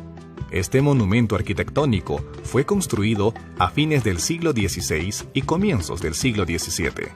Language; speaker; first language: Spanish; native; Spanish